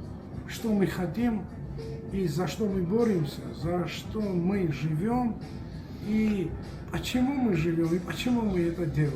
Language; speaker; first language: Russian; non-native, fluent; Georgian